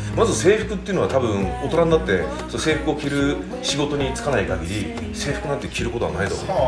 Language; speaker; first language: Japanese; early bilingual, heritage; Japanese